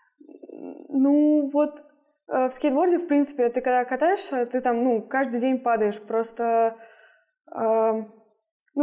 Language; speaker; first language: Russian; native; Russian